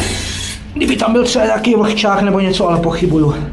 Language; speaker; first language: Czech; native; Czech